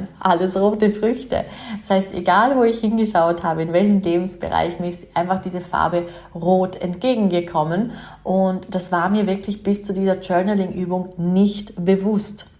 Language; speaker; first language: German; native; German